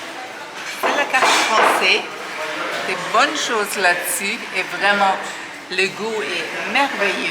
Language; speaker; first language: French; non-native, fluent; German